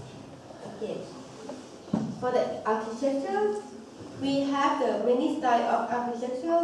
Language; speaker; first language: English; non-native, local second language; Thai